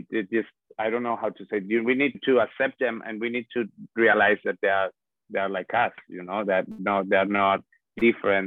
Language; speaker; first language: English; non-native, fluent; Spanish